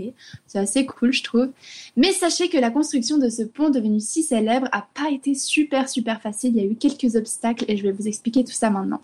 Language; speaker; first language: French; native; French